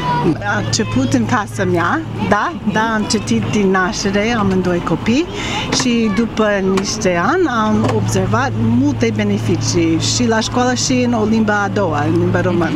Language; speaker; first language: Romanian; non-native, learner; English